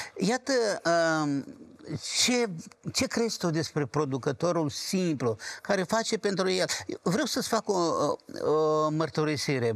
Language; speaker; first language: Romanian; native; Romanian